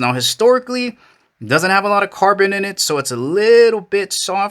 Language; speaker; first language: English; native; English